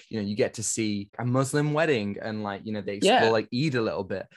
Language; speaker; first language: English; native; English